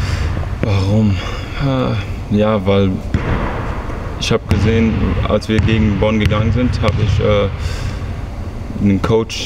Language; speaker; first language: German; early bilingual, heritage; English